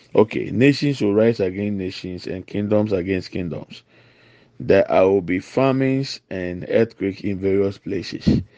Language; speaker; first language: English; non-native, local second language; Akan